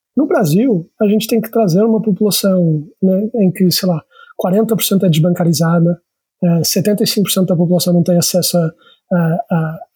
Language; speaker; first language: Portuguese; native; Portuguese